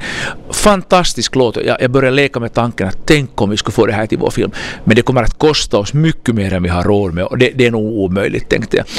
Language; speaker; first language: Swedish; native; Swedish